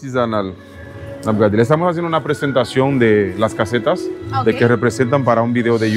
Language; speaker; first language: Spanish; non-native, learner; Haitian Creole